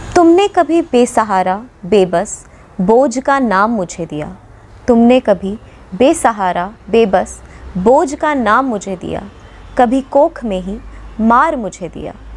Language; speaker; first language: Hindi; non-native, local second language; Dogri